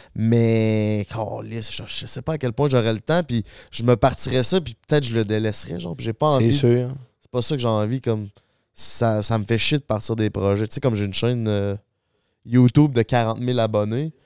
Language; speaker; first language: French; native; French